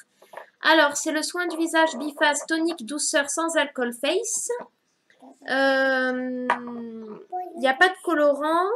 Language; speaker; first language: French; native; French